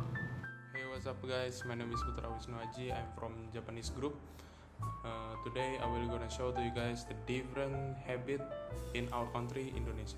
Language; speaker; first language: English; non-native, learner; Indonesian